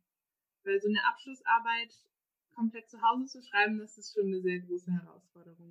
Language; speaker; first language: German; native; German